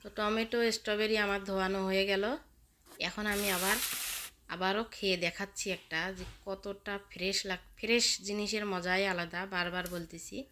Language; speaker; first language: Bangla; native; Bangla